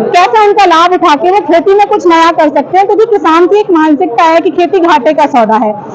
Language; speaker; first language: Hindi; native; Hindi